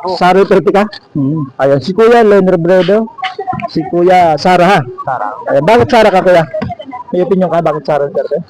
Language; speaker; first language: Filipino; non-native, local second language; Bikol